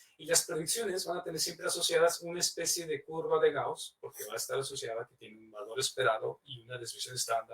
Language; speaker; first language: Spanish; native; Spanish